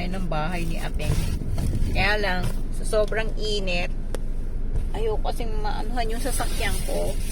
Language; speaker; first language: Filipino; native; Filipino